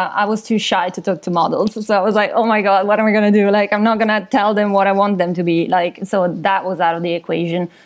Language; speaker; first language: English; non-native, fluent; Italian